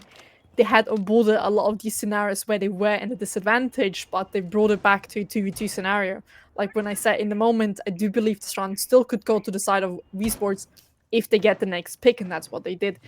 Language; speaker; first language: English; non-native, fluent; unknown